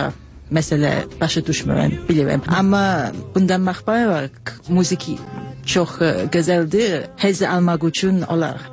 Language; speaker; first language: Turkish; non-native, learner; English